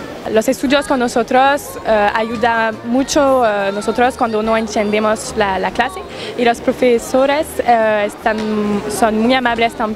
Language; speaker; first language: Spanish; non-native, learner; French